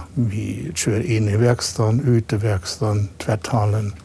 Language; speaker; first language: Swedish; non-native, fluent; German